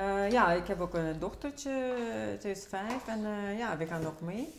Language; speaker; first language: Dutch; non-native, fluent; Russian